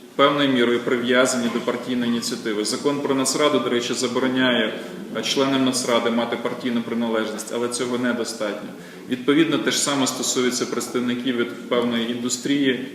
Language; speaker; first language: Ukrainian; native; Ukrainian